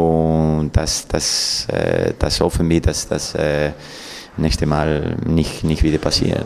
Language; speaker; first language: German; non-native, fluent; Spanish